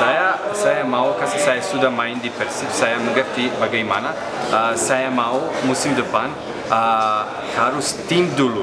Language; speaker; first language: Indonesian; non-native, learner; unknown